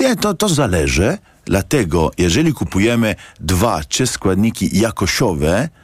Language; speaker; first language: Polish; non-native, learner; Italian